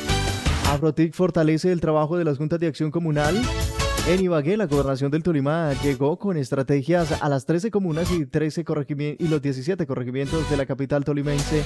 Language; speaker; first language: Spanish; native; Spanish